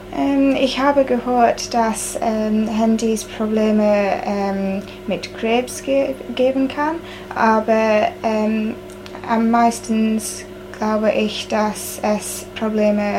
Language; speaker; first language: German; non-native, learner; English